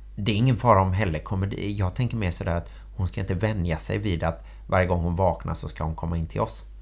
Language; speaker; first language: Swedish; native; Swedish